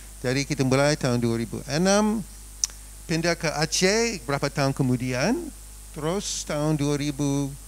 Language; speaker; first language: Indonesian; non-native, fluent; English